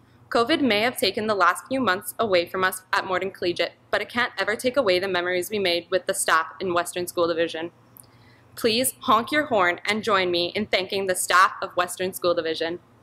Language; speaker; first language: English; native; English